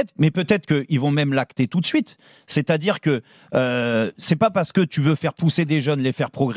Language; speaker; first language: French; native; French